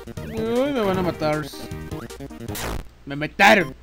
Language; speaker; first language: Spanish; native; Spanish